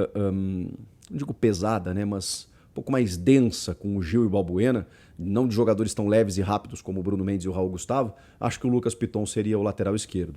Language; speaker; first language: Portuguese; native; Portuguese